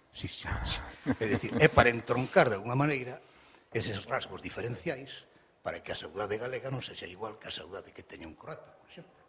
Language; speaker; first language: Galician; native; Galician